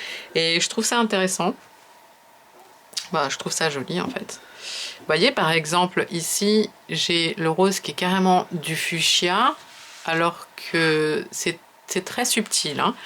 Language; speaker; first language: French; native; French